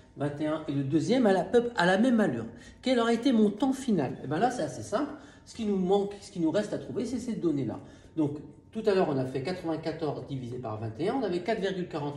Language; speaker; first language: French; native; French